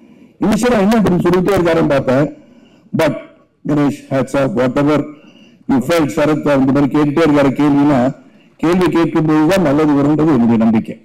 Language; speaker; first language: Tamil; native; Tamil